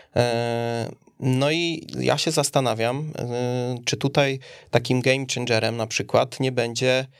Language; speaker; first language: Polish; native; Polish